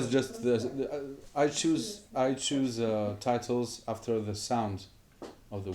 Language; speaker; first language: English; non-native, fluent; French